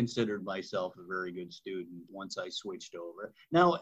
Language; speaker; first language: English; native; English